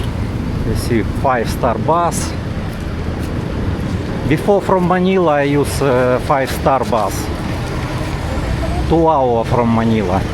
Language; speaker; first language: English; non-native, learner; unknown